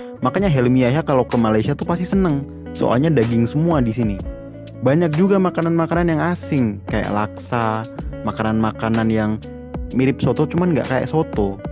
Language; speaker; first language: Indonesian; native; Indonesian